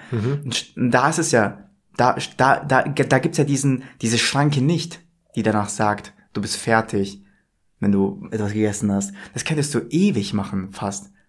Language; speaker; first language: German; native; German